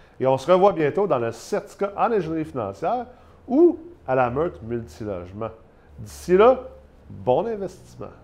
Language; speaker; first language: French; native; French